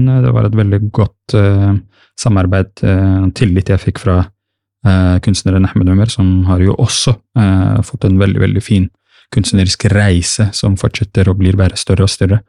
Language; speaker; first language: Norwegian; early bilingual, other home language; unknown